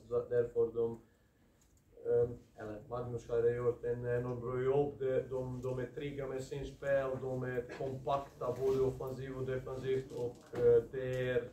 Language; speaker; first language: Swedish; non-native, fluent; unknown